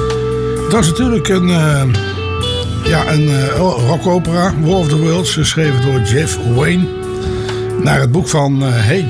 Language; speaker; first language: Dutch; native; Dutch